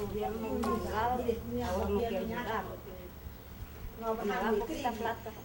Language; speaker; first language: Spanish; non-native, local second language; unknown